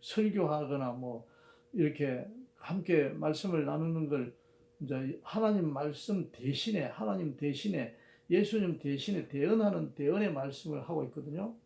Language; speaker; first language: Korean; native; Korean